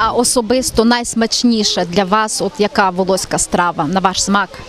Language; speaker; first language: Ukrainian; native; Ukrainian